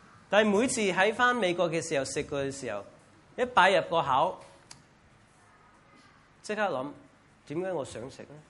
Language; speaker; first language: Cantonese; non-native, fluent; English